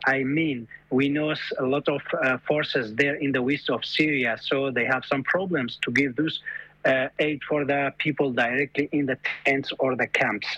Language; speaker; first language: English; non-native, fluent; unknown